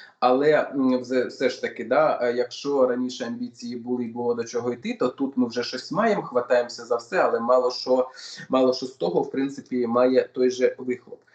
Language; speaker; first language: Ukrainian; non-native, local second language; Russian